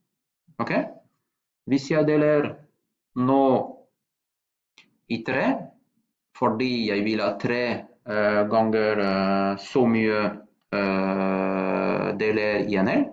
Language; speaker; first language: Norwegian; non-native, fluent; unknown